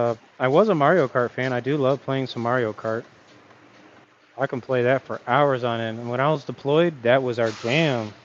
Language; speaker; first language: English; native; English